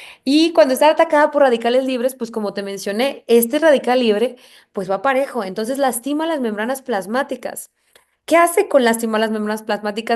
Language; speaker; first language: Spanish; native; Spanish